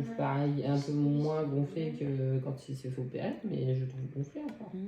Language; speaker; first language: French; native; French